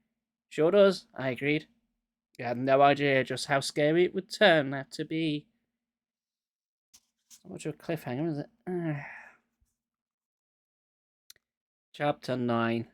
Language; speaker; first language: English; native; English